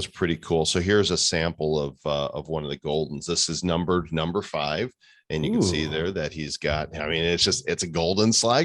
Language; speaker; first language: English; native; English